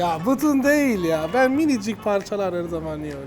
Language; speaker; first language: Turkish; non-native, learner; Italian